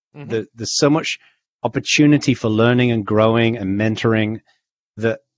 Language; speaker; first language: English; native; English